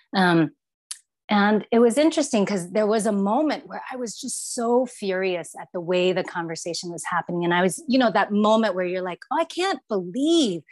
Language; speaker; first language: English; non-native, fluent; Chinese